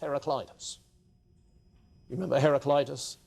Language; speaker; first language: English; native; English